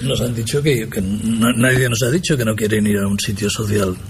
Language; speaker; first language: Spanish; native; Spanish